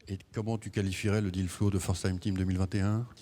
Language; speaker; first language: French; native; French